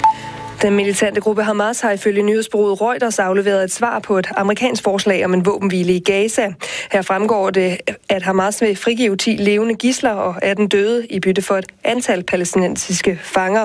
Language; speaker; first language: Danish; native; Danish